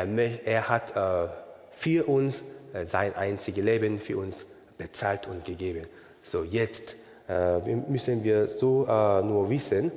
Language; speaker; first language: German; non-native, learner; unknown